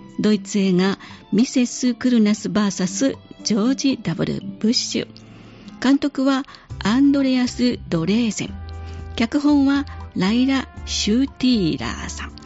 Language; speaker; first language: Japanese; native; Japanese